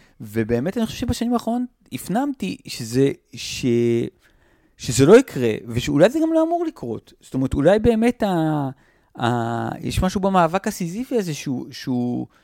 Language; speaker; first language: Hebrew; native; Hebrew